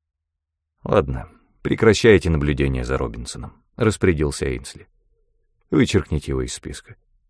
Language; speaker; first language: Russian; native; Russian